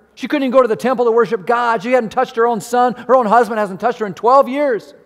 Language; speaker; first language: English; native; English